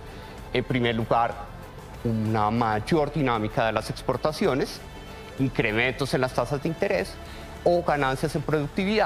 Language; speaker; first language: Spanish; native; Spanish